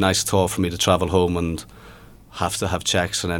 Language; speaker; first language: English; native; English